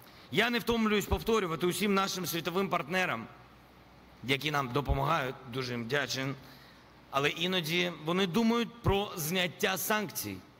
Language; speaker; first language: Ukrainian; non-native, local second language; Russian